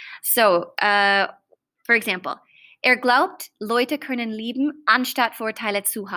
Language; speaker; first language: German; non-native, fluent; English